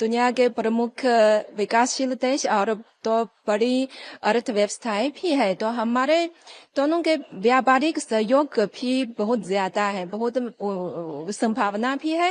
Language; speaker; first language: Hindi; non-native, fluent; Chinese